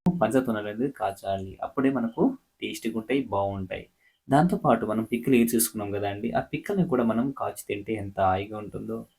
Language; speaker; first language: Telugu; native; Telugu